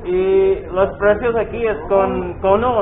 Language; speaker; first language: Spanish; non-native, learner; English